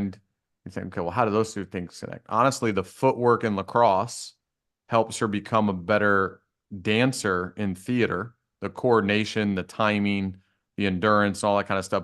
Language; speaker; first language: English; native; English